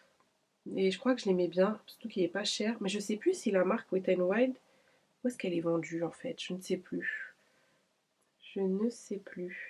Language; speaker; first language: French; native; French